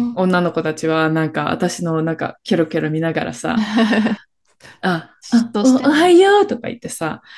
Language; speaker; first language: Japanese; early bilingual, other home language; Filipino